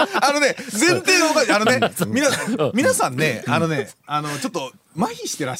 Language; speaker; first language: Japanese; native; Japanese